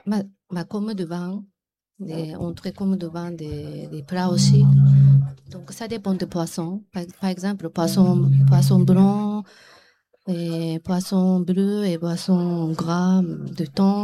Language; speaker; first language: French; non-native, learner; Japanese